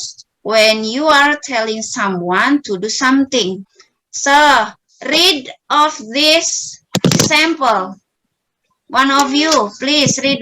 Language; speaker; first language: English; non-native, learner; Indonesian